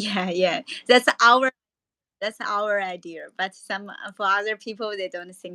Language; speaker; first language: English; non-native, learner; Chinese